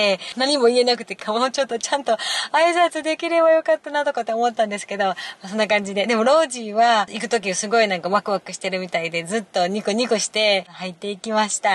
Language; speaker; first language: Japanese; native; Japanese